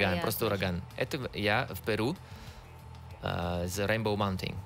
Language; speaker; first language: Russian; non-native, learner; Italian